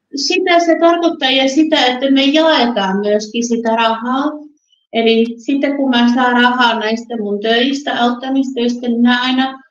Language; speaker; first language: Finnish; early bilingual, other home language; Russian